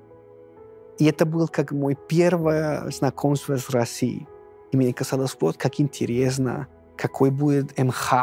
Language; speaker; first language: Russian; non-native, fluent; Spanish